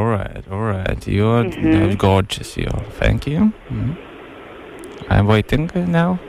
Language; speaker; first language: English; non-native, learner; Lithuanian